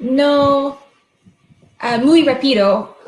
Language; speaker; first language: Spanish; non-native, learner; English